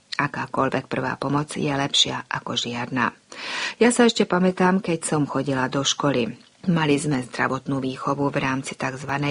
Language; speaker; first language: Slovak; early bilingual, heritage; Slovak